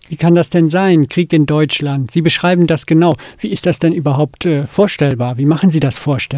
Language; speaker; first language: German; native; German